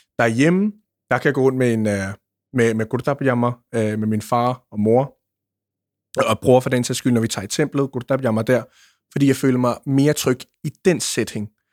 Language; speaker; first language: Danish; early bilingual, other home language; Punjabi